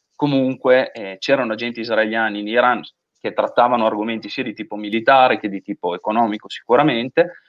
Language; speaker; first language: Italian; native; Italian